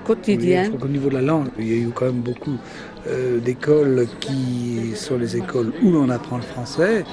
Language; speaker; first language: French; native; French